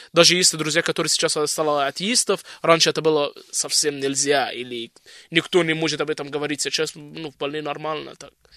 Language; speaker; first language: Russian; non-native, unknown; Arabic